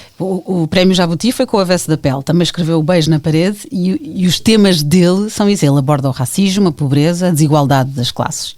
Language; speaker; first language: Portuguese; native; Portuguese